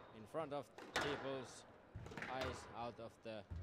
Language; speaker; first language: English; non-native, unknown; Finnish